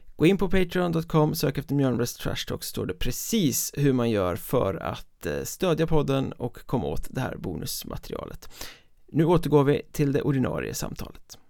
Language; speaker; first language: Swedish; native; Swedish